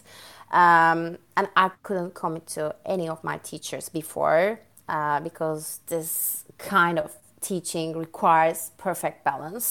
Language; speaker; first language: English; non-native, fluent; Turkish